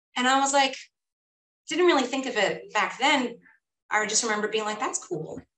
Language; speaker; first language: English; native; English